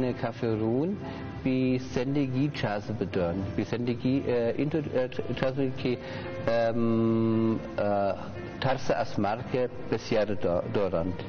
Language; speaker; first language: Persian; non-native, learner; German